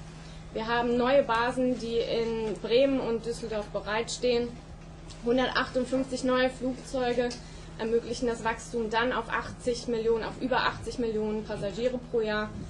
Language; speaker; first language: German; native; German